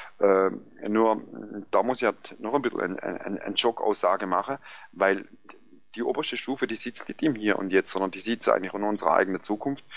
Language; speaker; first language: German; early bilingual, other home language; Greek